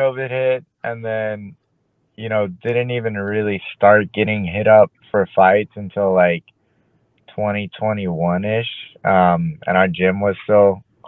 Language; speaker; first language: English; native; English